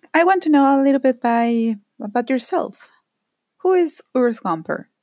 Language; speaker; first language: English; non-native, fluent; Spanish